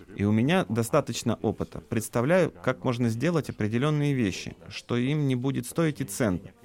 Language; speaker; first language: Russian; non-native, local second language; Lithuanian